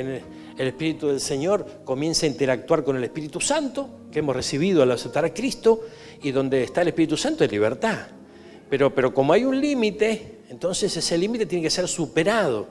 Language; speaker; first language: Spanish; native; Spanish